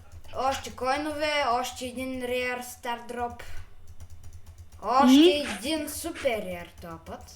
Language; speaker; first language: Bulgarian; native; Bulgarian